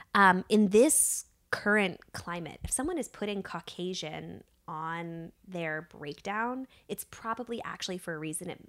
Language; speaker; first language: English; native; English